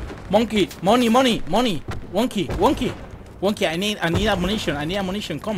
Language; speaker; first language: English; non-native, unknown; Spanish